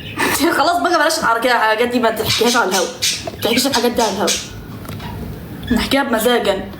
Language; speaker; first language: Arabic; native; Arabic